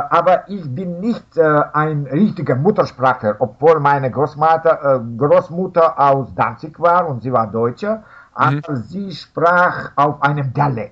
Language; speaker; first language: German; non-native, fluent; Russian